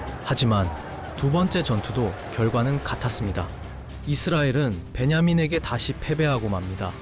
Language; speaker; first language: Korean; native; Korean